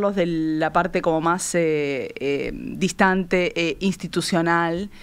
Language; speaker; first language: Spanish; native; Spanish